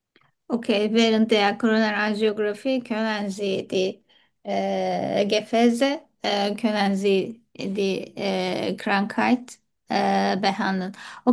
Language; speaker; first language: German; non-native, fluent; Turkish